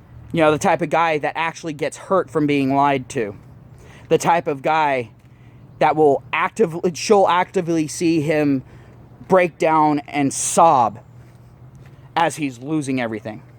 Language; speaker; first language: English; native; English